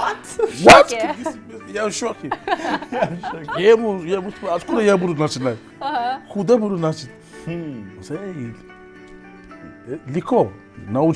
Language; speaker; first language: Russian; non-native, learner; English